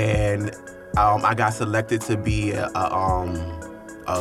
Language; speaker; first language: English; native; English